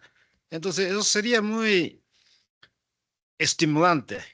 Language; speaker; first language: Spanish; non-native, fluent; Japanese